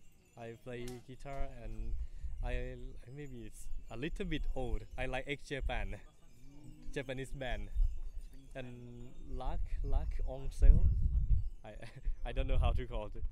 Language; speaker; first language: English; non-native, learner; Thai